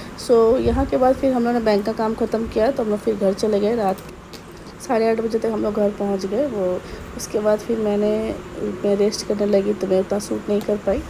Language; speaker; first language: Hindi; non-native, local second language; Bangla